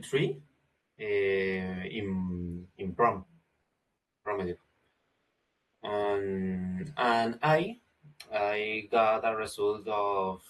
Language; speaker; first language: English; non-native, learner; Spanish